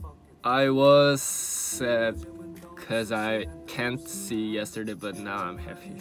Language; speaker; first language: English; non-native, learner; Korean